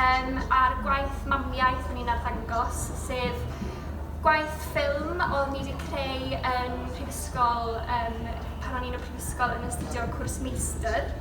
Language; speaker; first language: Welsh; native; Welsh